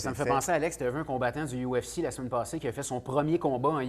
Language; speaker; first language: French; native; French